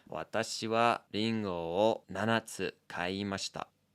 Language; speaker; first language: Japanese; non-native, fluent; English